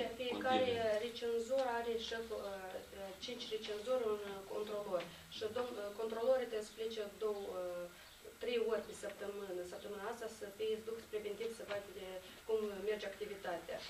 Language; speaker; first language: Romanian; native; Romanian